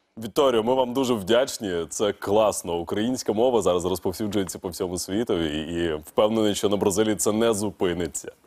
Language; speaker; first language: Ukrainian; native; Ukrainian